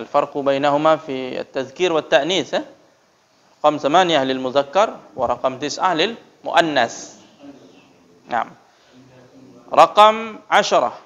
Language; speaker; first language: Arabic; non-native, fluent; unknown